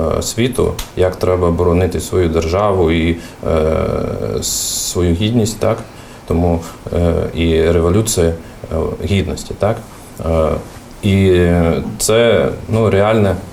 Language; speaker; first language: Ukrainian; non-native, fluent; Russian